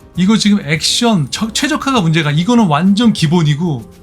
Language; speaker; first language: Korean; native; Korean